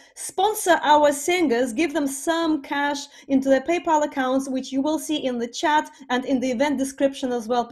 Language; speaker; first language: English; non-native, fluent; Russian